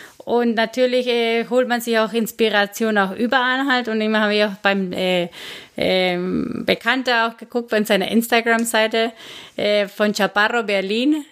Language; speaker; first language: German; non-native, fluent; Spanish